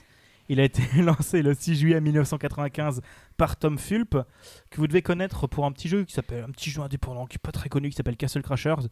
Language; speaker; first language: French; native; French